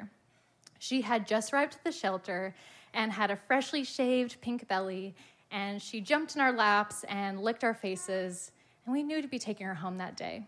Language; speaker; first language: English; native; English